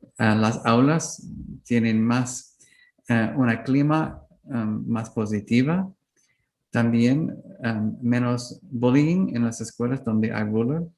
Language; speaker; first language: Spanish; non-native, learner; English